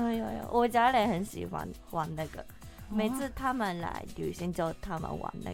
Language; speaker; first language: Chinese; non-native, fluent; Japanese